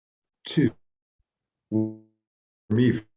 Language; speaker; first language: English; native; English